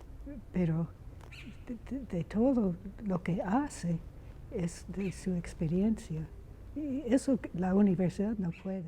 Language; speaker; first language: Spanish; non-native, fluent; English